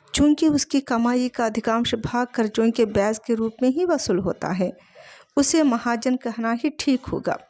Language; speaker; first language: Hindi; non-native, local second language; Telugu